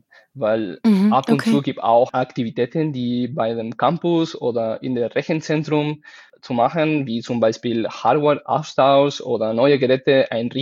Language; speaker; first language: German; non-native, fluent; Spanish